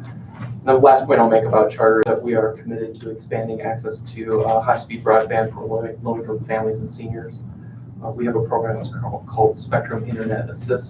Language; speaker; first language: English; native; English